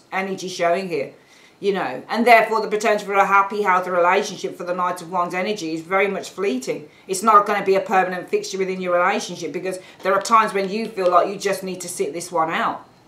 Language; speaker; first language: English; native; English